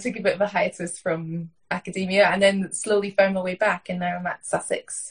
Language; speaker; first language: English; native; English